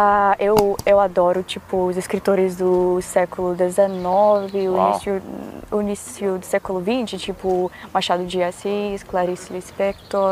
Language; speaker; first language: Portuguese; non-native, fluent; Macedonian